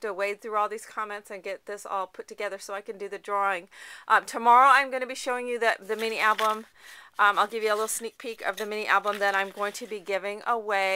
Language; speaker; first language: English; native; English